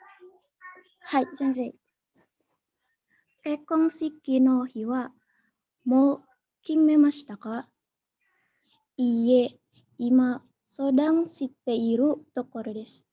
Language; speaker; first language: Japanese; non-native, learner; Indonesian